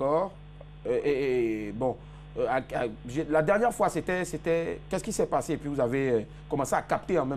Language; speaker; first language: French; native; French